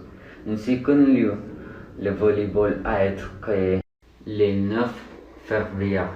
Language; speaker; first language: French; non-native, learner; Spanish